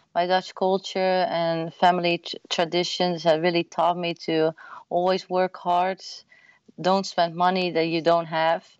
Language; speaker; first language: English; non-native, fluent; Dutch